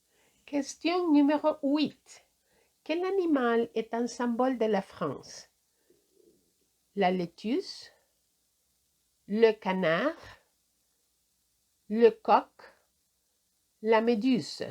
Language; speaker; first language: French; non-native, fluent; Spanish